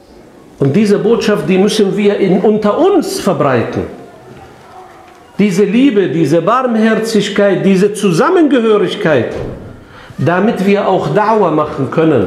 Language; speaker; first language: German; non-native, fluent; Arabic